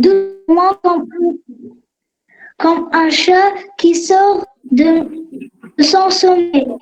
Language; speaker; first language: French; non-native, local second language; Arabic